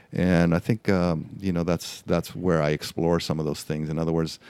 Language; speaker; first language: English; non-native, fluent; Spanish